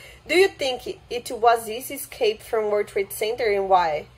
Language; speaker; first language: English; non-native, fluent; Portuguese